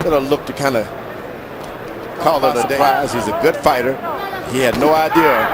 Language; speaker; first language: English; native; English